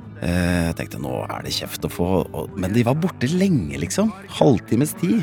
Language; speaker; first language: Norwegian; native; Norwegian